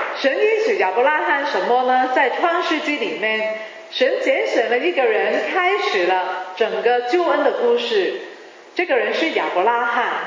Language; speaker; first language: Chinese; non-native, local second language; Cantonese